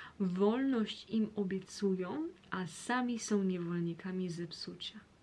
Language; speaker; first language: Polish; early bilingual, heritage; Polish